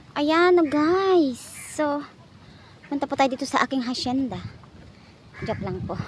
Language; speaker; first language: Filipino; non-native, local second language; Iloko